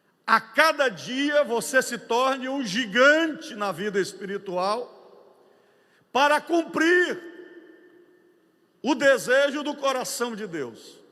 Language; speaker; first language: Portuguese; native; Portuguese